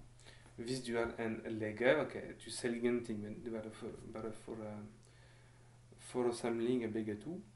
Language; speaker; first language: Norwegian; non-native, fluent; French